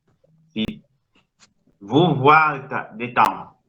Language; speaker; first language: French; non-native, fluent; Spanish